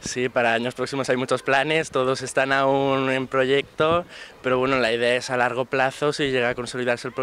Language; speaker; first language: Spanish; native; Spanish